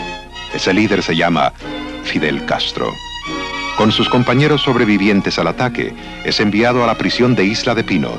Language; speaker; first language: Spanish; native; Spanish